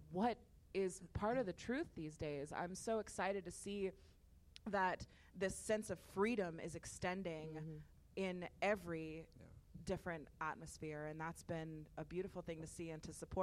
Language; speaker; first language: English; native; English